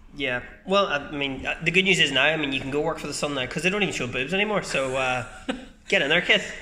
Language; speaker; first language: English; native; English